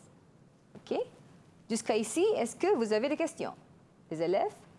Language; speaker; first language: French; non-native, fluent; Malay